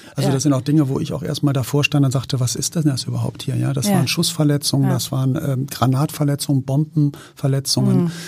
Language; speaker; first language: German; native; German